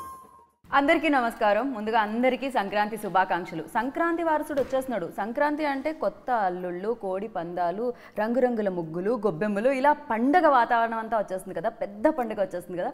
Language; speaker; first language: Telugu; native; Telugu